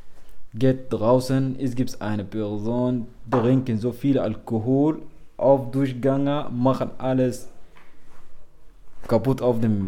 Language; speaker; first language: German; non-native, learner; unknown